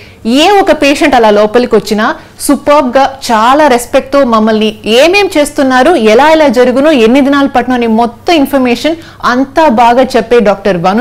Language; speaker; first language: Telugu; native; Telugu